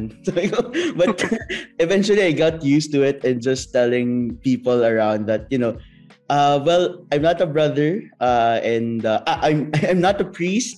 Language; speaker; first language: English; non-native, local second language; Filipino